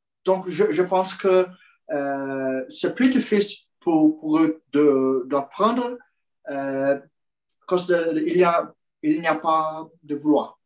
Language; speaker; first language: French; non-native, learner; Portuguese